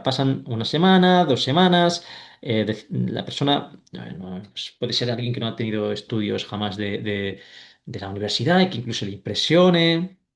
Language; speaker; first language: Spanish; native; Spanish